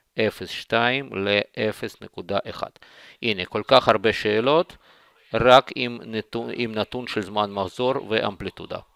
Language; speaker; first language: Hebrew; non-native, fluent; Russian